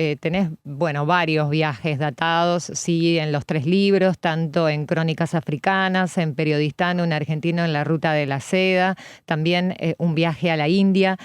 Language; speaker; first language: Spanish; native; Spanish